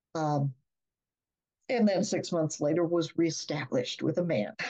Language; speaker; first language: English; native; English